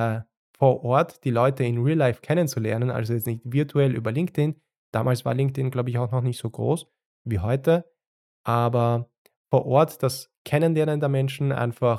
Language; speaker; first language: German; native; German